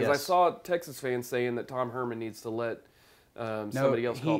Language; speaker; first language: English; native; English